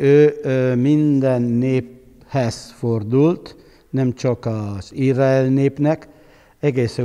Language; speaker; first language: Hungarian; non-native, fluent; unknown